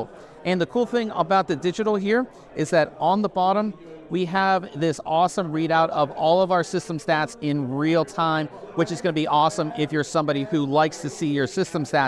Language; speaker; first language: English; native; English